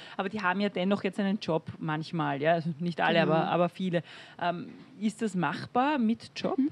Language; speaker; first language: German; native; German